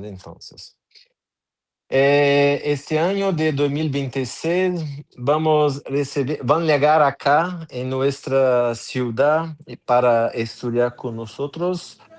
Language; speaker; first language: Spanish; non-native, fluent; Portuguese